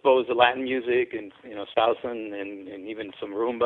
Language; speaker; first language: English; native; English